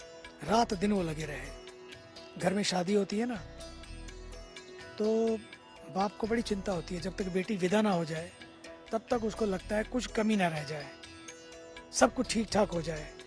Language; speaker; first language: Hindi; native; Hindi